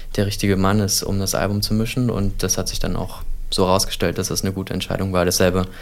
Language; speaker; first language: German; native; German